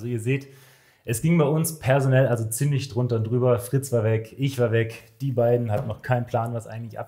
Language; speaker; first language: German; native; German